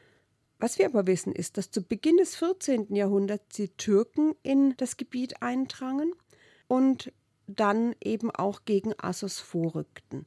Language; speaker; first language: German; native; German